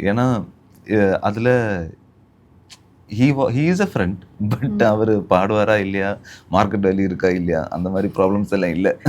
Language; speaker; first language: Tamil; early bilingual, heritage; Tamil